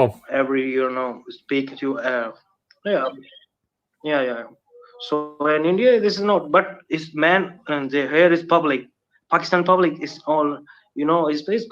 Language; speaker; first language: English; non-native, learner; Punjabi